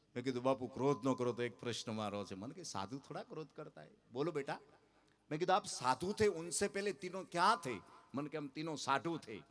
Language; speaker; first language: Hindi; non-native, local second language; Gujarati